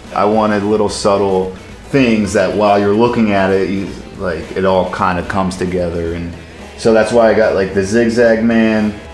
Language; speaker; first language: English; native; English